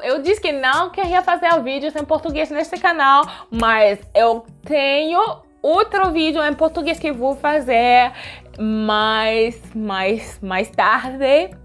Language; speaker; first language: Portuguese; non-native, learner; French